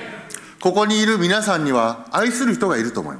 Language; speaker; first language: Japanese; early bilingual, heritage; Japanese